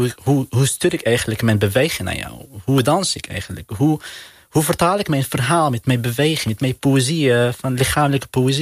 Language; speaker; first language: Dutch; non-native, fluent; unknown